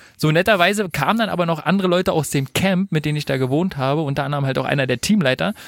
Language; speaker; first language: German; native; German